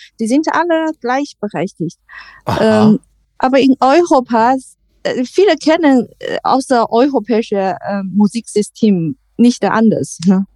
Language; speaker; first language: German; non-native, learner; Chinese